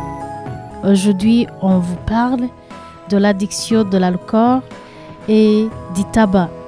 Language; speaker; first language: French; non-native, learner; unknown